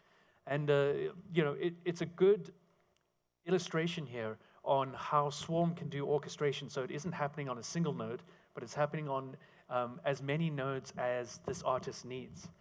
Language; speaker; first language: English; native; English